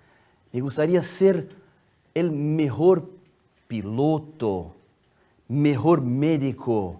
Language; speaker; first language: Spanish; non-native, fluent; Portuguese